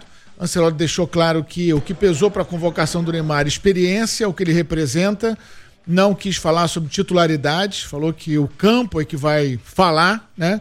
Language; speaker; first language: Portuguese; native; Portuguese